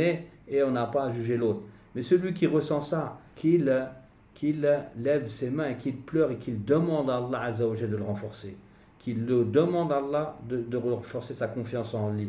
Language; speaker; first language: French; native; French